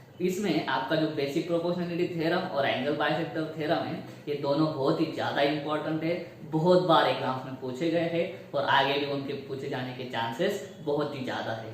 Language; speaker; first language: Hindi; non-native, local second language; Marathi